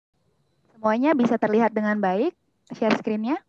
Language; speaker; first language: Indonesian; native; Indonesian